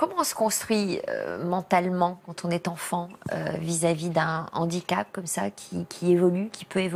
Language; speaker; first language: French; native; French